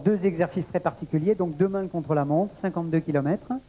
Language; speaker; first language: French; native; French